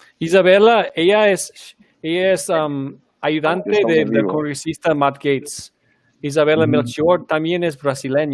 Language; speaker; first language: Spanish; non-native, fluent; English